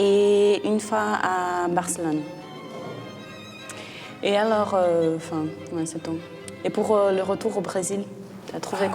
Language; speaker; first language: French; non-native, fluent; Portuguese